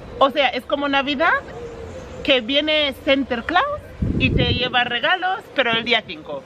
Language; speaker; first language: Spanish; non-native, fluent; English